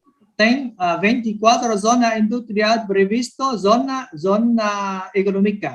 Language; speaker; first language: Portuguese; non-native, learner; Vietnamese